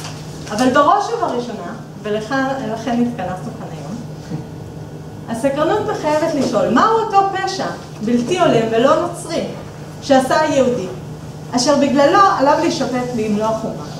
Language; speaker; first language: Hebrew; native; Hebrew